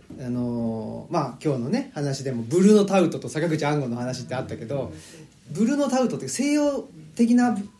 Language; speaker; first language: Japanese; native; Japanese